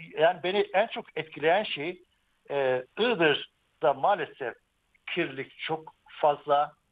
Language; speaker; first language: Turkish; native; Turkish